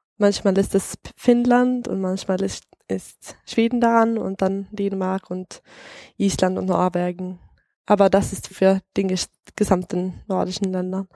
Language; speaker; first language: German; non-native, fluent; Swedish